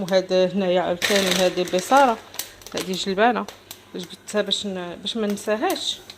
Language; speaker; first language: Arabic; native; Arabic